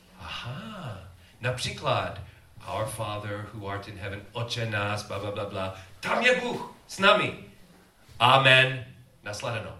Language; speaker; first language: Czech; non-native, learner; English